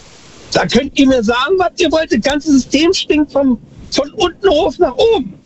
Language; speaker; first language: German; native; German